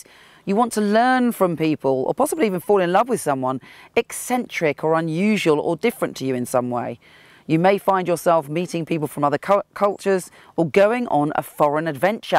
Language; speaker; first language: English; native; English